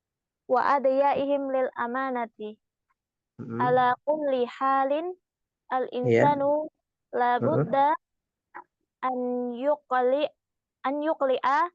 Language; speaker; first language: Arabic; non-native, learner; Indonesian